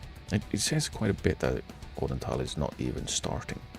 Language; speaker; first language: English; native; English